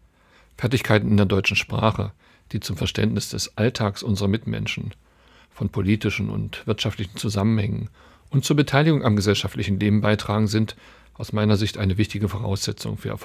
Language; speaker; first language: German; native; German